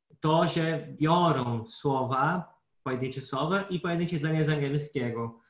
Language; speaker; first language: Polish; non-native, fluent; Portuguese